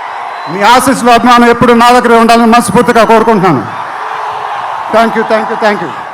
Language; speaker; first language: Telugu; native; Telugu